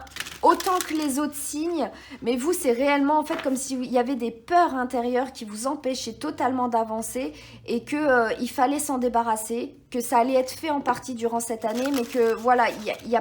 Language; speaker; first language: French; native; French